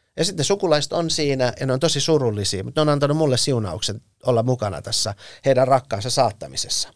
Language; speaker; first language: Finnish; early bilingual, other home language; Persian